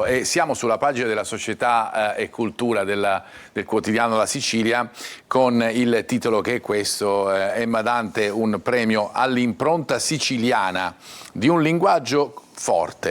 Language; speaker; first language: Italian; native; Italian